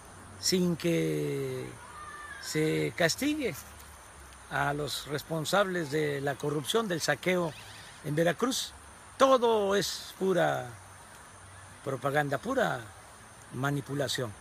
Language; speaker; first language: Spanish; native; Spanish